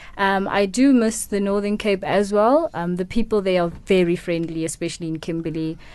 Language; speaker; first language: English; non-native, local second language; Tswana